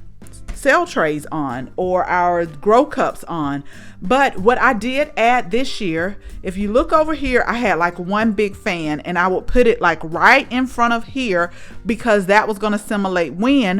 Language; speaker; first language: English; native; English